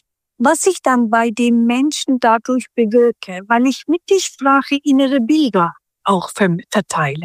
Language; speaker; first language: German; early bilingual, other home language; Turkish